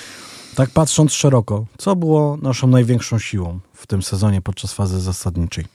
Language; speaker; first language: Polish; native; Polish